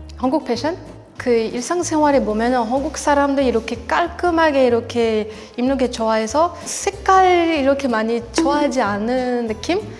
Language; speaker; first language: Korean; non-native, learner; French